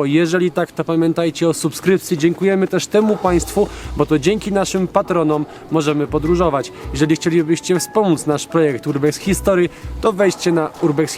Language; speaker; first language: Polish; native; Polish